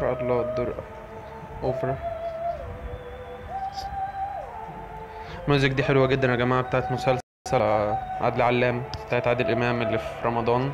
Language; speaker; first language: Arabic; native; Arabic